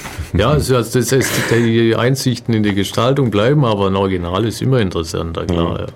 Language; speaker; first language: German; native; German